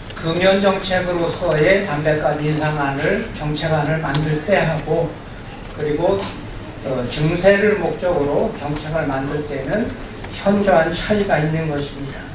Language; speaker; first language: Korean; native; Korean